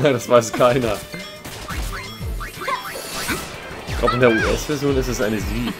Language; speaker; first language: German; native; German